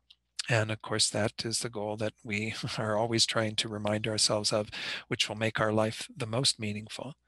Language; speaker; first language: English; native; English